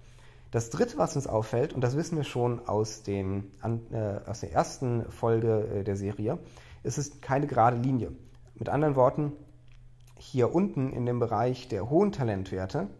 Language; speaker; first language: German; native; German